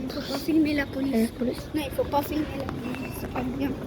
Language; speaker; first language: French; non-native, learner; Arabic